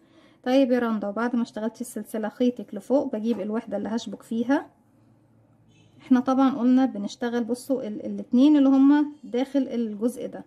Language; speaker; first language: Arabic; native; Arabic